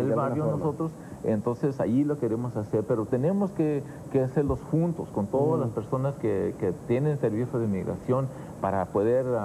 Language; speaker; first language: Spanish; early bilingual, other home language; English